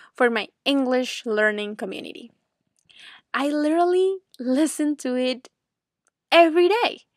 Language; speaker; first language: English; non-native, fluent; Spanish